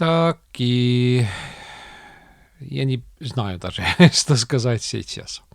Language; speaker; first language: Russian; non-native, local second language; Estonian